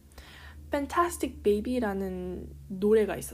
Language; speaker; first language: Korean; early bilingual, heritage; Korean